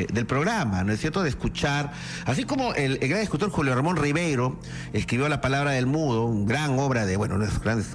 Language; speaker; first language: Spanish; native; Spanish